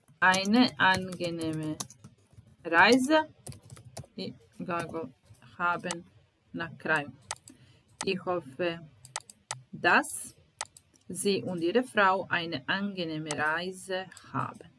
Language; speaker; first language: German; non-native, fluent; Serbian